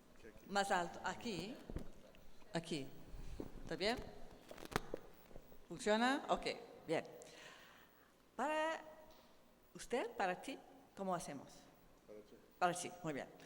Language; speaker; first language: Spanish; non-native, learner; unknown